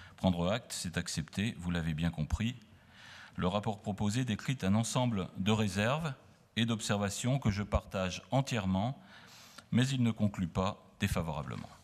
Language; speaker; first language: French; native; French